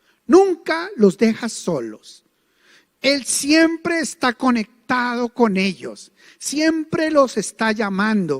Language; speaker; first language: Spanish; native; Spanish